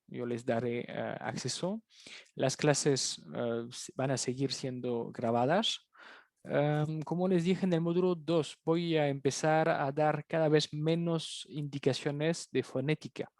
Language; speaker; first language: Spanish; native; Spanish